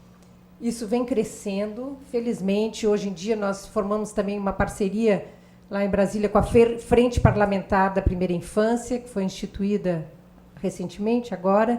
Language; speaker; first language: Portuguese; native; Portuguese